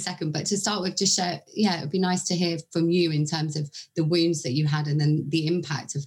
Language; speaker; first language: English; native; English